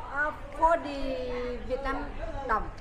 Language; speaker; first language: English; non-native, learner; Vietnamese